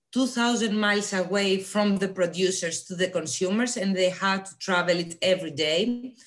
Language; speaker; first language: English; non-native, fluent; Greek